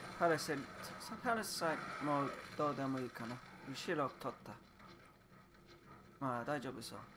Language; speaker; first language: Japanese; non-native, learner; English